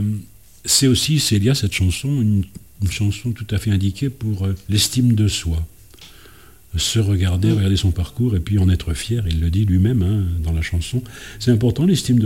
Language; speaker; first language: French; native; French